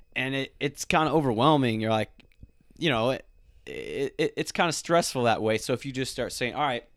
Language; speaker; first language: English; native; English